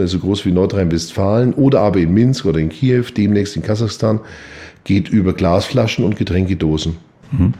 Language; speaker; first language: German; native; German